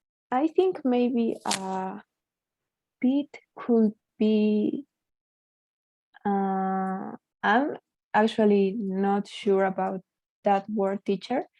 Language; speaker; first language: English; non-native, learner; Spanish